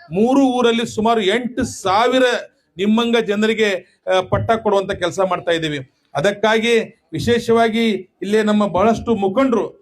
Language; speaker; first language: Kannada; non-native, local second language; Urdu